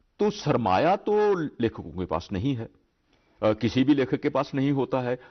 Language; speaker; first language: Hindi; non-native, local second language; Dogri